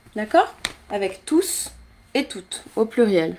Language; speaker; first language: French; native; French